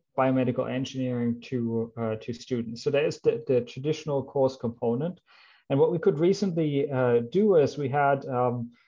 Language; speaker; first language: English; non-native, fluent; German